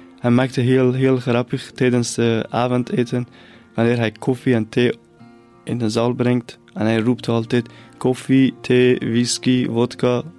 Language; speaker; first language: Dutch; non-native, fluent; Persian